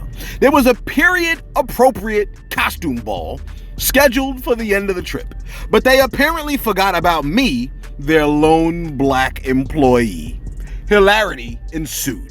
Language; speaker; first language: English; native; English